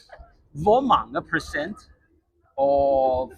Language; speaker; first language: Norwegian; non-native, learner; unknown